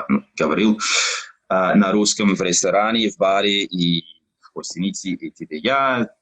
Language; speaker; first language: Russian; non-native, learner; English